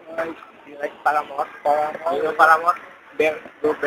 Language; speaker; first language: English; non-native, learner; Indonesian